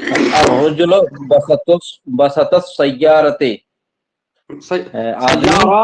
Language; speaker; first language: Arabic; non-native, learner; Urdu